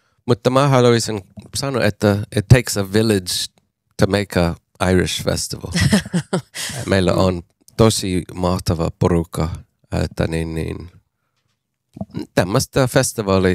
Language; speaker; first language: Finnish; non-native, learner; English